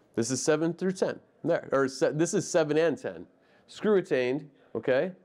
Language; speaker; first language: English; native; English